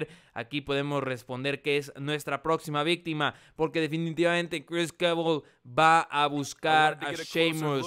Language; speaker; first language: Spanish; native; Spanish